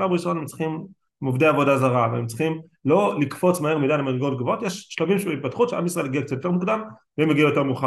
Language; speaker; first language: Hebrew; native; Hebrew